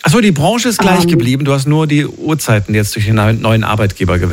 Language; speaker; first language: German; native; German